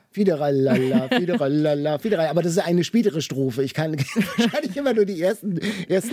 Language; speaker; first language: German; native; German